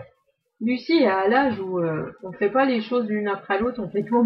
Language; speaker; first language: French; native; French